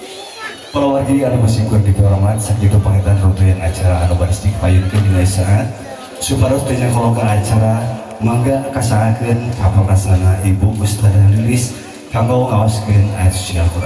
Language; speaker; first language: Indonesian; non-native, local second language; Sundanese